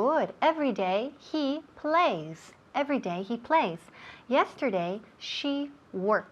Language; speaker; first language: English; non-native, fluent; Spanish